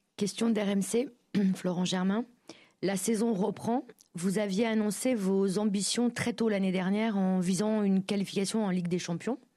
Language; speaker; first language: French; native; French